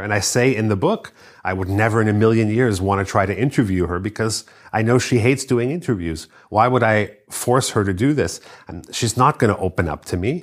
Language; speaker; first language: English; native; English